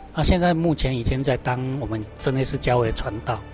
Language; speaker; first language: Chinese; native; Chinese